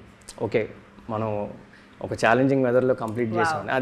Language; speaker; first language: Telugu; native; Telugu